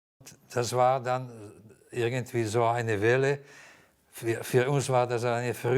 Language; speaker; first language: German; non-native, fluent; Slovak